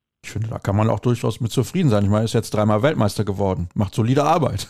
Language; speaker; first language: German; native; German